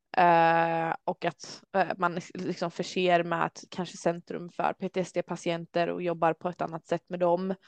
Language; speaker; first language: Swedish; early bilingual, other home language; Albanian